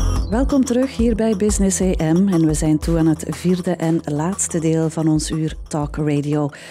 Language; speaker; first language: Dutch; native; Dutch